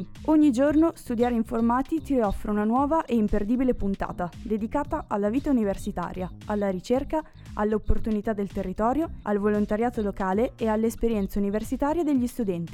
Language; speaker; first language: Italian; native; Italian